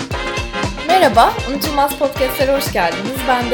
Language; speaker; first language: Turkish; native; Turkish